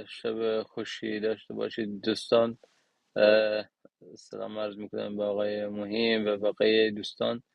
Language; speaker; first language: Persian; non-native, local second language; Arabic